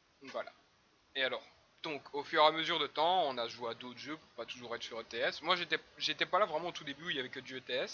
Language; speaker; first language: French; native; French